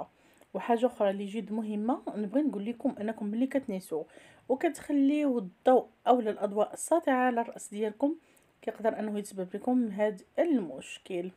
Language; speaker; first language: Arabic; native; Arabic